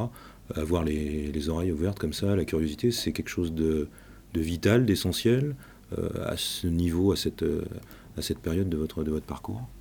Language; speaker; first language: French; native; French